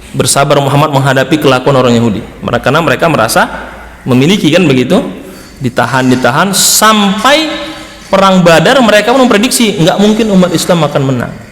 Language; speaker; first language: Indonesian; native; Indonesian